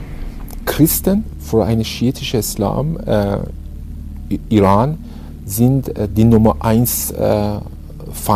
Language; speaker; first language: German; non-native, fluent; Persian